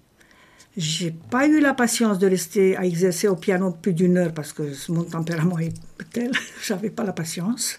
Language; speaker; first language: French; non-native, fluent; Romanian